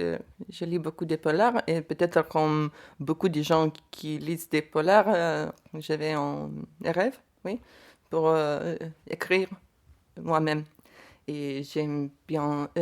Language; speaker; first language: French; non-native, learner; Lithuanian